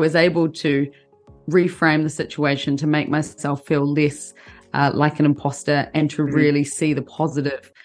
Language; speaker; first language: English; native; English